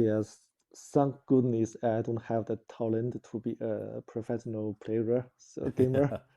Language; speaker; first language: English; non-native, learner; Chinese